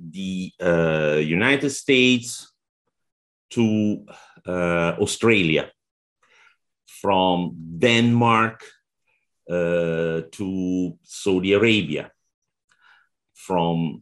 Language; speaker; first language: English; non-native, fluent; Italian